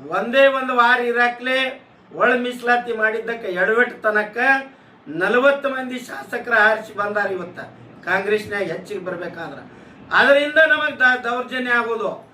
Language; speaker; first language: Kannada; non-native, local second language; Lambadi